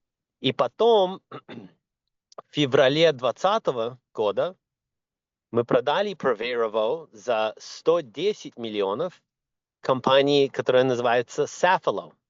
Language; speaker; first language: Russian; early bilingual, other home language; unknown